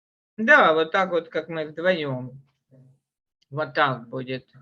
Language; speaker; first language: Russian; native; Russian